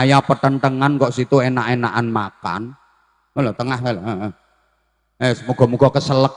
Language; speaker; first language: Indonesian; non-native, local second language; Javanese